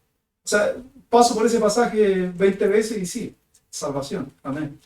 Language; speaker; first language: Spanish; native; Spanish